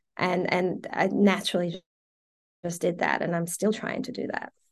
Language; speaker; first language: English; early bilingual, other home language; Persian